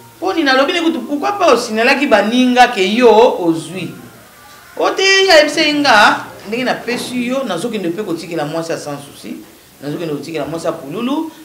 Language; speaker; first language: Lingala; non-native, local second language; Kongo